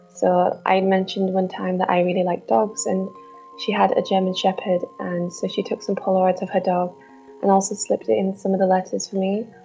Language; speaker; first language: English; native; English